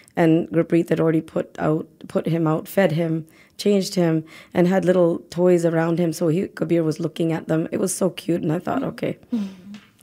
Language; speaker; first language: English; native; English